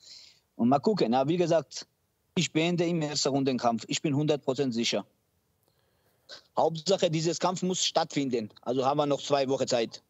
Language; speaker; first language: German; non-native, learner; Georgian